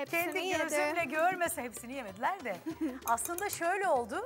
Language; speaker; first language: Turkish; native; Turkish